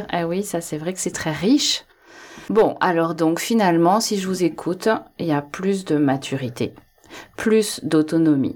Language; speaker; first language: French; native; French